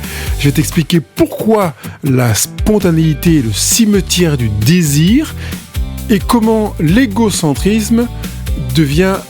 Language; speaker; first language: French; native; French